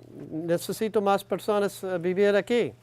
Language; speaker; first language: Spanish; non-native, learner; English